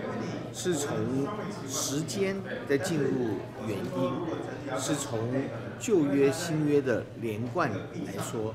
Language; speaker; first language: Chinese; native; Chinese